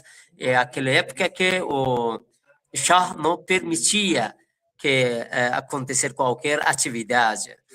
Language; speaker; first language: Portuguese; non-native, fluent; Persian